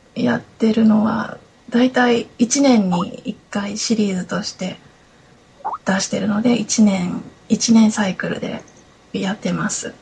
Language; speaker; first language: Japanese; native; Japanese